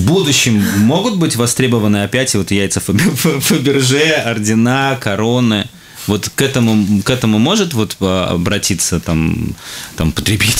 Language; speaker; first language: Russian; native; Russian